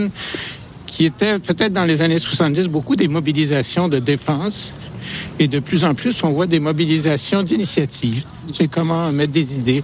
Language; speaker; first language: French; native; French